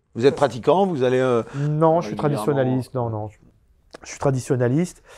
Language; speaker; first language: French; native; French